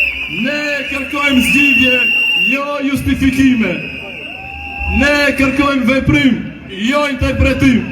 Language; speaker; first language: Albanian; native; Albanian